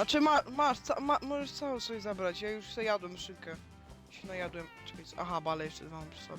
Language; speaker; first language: Polish; native; Polish